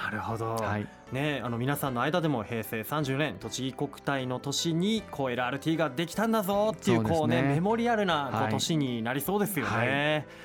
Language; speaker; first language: Japanese; native; Japanese